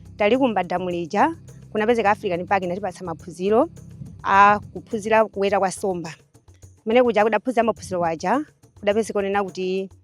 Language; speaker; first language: Nyanja; native; Nyanja